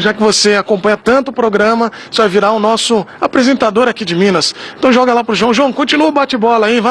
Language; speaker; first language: Portuguese; native; Portuguese